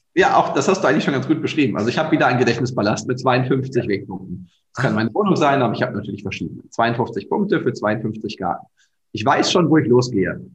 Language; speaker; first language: German; native; German